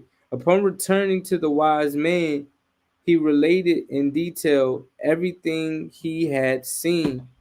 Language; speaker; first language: English; native; English